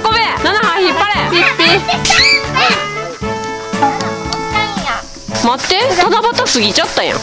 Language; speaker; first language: Japanese; native; Japanese